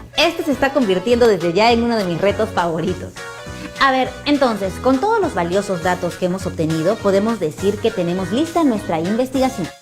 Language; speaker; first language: Spanish; native; Spanish